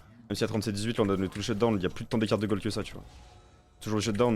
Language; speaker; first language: French; native; French